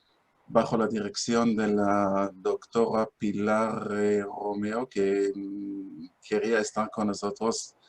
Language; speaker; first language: Spanish; non-native, fluent; Hebrew